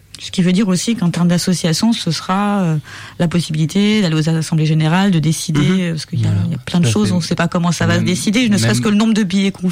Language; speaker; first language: French; native; French